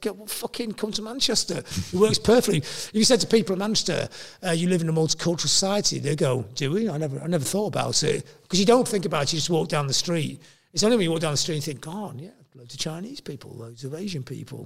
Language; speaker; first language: English; native; English